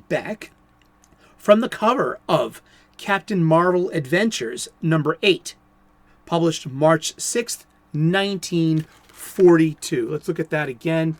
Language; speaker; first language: English; native; English